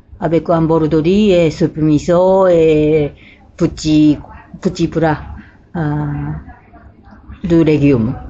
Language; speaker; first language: French; non-native, learner; Japanese